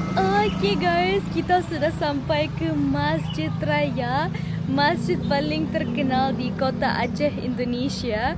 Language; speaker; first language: Indonesian; non-native, fluent; German